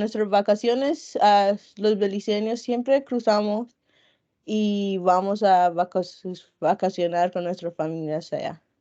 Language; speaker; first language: Spanish; non-native, local second language; English